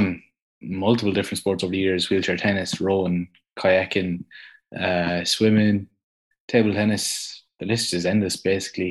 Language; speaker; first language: English; native; English